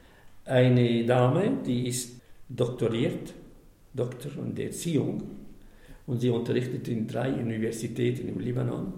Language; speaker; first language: German; non-native, fluent; Arabic